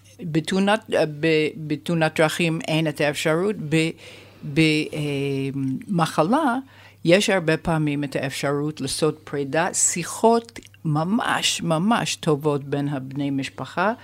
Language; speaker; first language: Hebrew; non-native, fluent; English